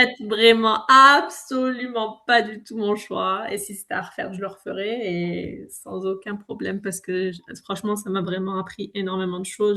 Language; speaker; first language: French; native; French